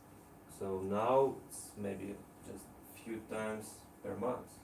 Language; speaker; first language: English; non-native, learner; Russian